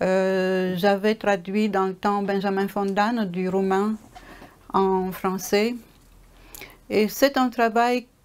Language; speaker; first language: French; non-native, fluent; Romanian